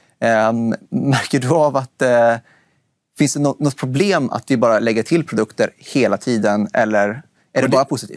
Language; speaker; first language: Swedish; native; Swedish